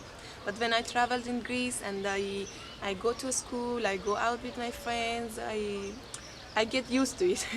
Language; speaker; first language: English; non-native, fluent; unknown